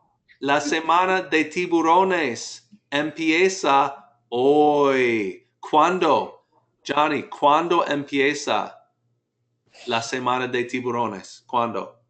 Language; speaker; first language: Spanish; non-native, fluent; English